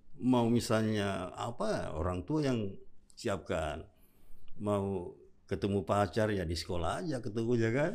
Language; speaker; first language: Indonesian; native; Indonesian